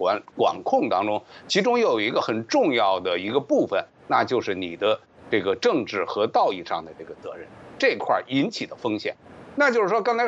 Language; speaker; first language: Chinese; native; Chinese